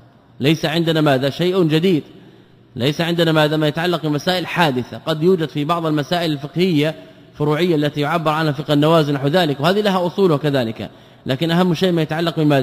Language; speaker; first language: Arabic; native; Arabic